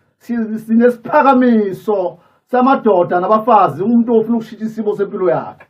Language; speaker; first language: Zulu; native; Zulu